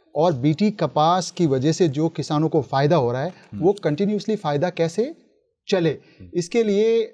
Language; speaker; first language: Hindi; native; Hindi